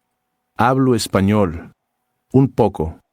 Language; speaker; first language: Spanish; non-native, learner; English